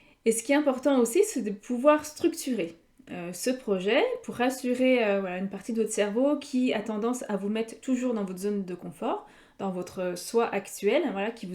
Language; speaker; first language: French; native; French